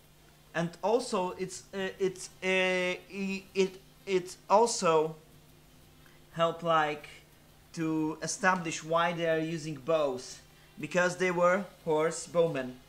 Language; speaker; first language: English; non-native, fluent; Polish